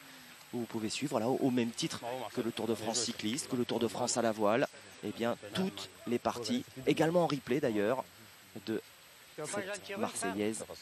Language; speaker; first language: French; native; French